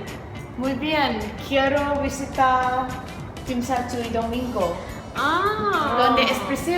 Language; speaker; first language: Spanish; non-native, learner; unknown